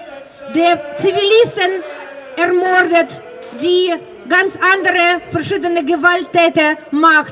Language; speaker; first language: German; non-native, fluent; Russian